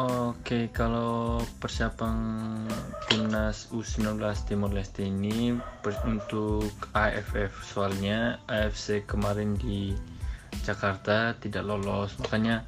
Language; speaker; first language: Indonesian; non-native, local second language; Tetum